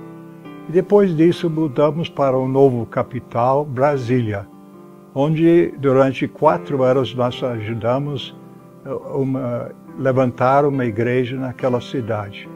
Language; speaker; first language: Portuguese; non-native, fluent; English